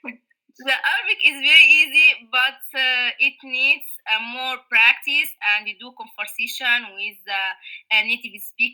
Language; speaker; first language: English; non-native, learner; Arabic